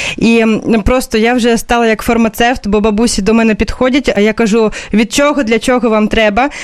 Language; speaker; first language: Ukrainian; non-native, fluent; Russian